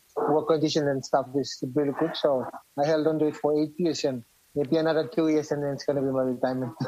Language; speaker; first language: English; non-native, fluent; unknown